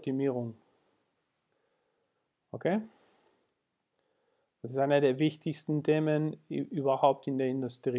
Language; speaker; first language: German; non-native, fluent; Spanish